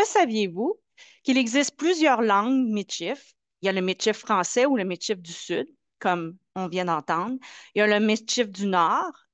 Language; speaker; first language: French; native; French